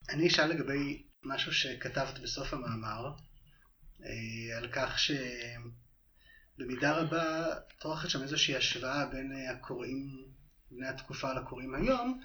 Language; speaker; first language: Hebrew; native; Hebrew